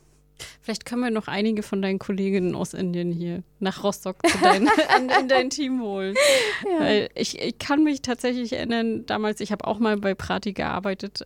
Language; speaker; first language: German; native; German